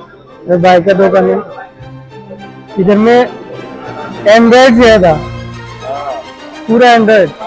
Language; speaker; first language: Hindi; non-native, learner; Bangla